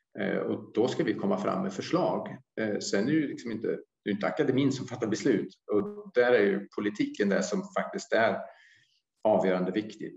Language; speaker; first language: Swedish; native; Swedish